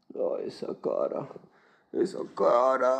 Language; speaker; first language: Spanish; native; Spanish